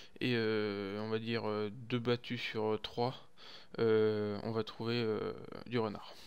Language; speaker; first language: French; native; French